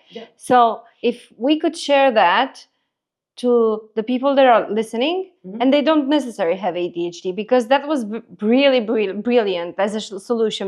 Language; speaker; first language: English; non-native, fluent; Romanian